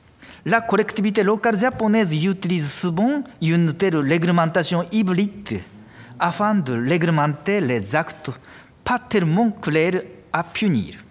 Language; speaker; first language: French; non-native, fluent; Japanese